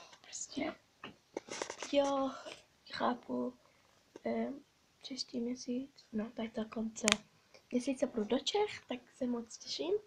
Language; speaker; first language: Czech; early bilingual, heritage; Czech